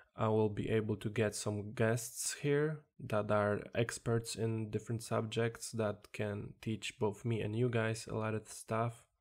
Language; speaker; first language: English; non-native, fluent; Polish